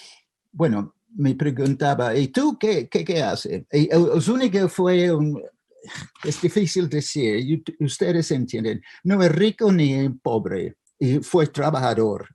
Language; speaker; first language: Spanish; non-native, fluent; English